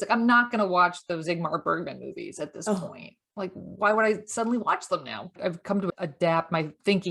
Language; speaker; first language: English; native; English